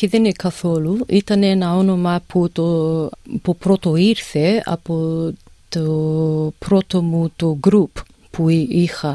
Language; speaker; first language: Greek; early bilingual, heritage; English